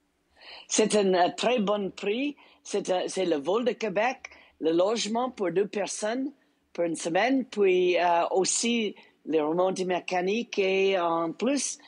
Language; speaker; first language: French; non-native, local second language; English